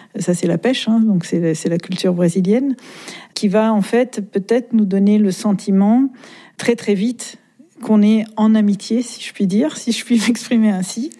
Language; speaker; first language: French; native; French